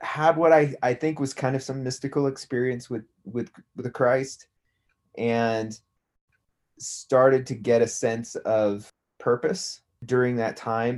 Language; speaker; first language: English; native; English